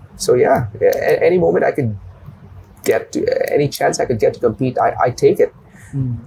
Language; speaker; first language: English; non-native, local second language; Filipino